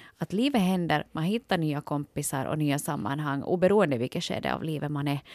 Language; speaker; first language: Swedish; native; Swedish